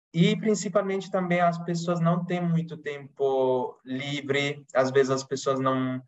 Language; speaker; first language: Portuguese; non-native, fluent; Italian